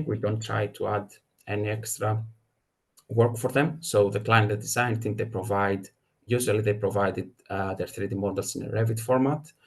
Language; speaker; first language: English; non-native, fluent; Greek